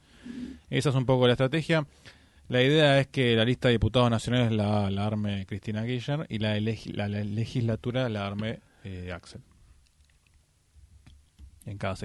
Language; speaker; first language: Spanish; native; Spanish